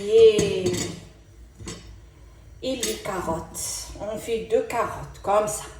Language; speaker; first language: French; non-native, local second language; Arabic